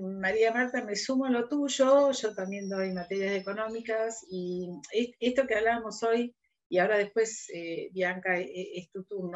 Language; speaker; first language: Spanish; native; Spanish